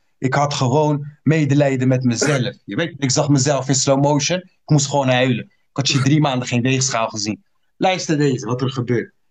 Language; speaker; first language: Dutch; early bilingual, other home language; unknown